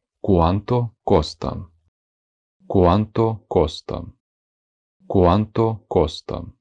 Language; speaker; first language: Italian; non-native, fluent; Ukrainian